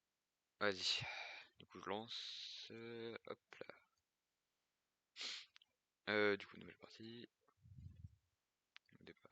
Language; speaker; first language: French; native; French